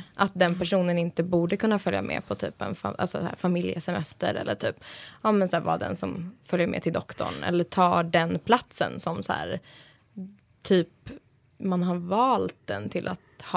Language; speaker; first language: Swedish; native; Swedish